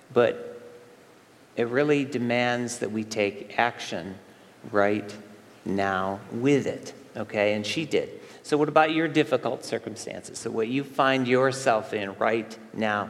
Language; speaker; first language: English; native; English